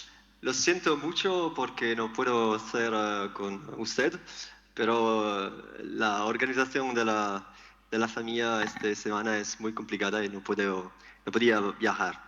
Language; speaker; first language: Spanish; non-native, learner; French